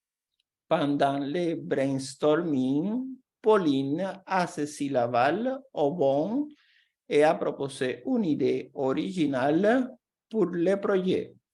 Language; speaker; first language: French; non-native, fluent; Portuguese